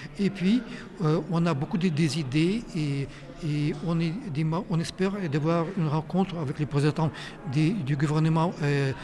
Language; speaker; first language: French; non-native, fluent; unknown